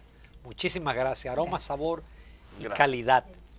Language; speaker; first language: Spanish; native; Spanish